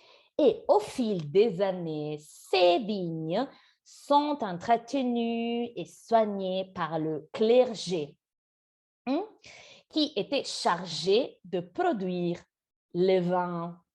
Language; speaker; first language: French; non-native, fluent; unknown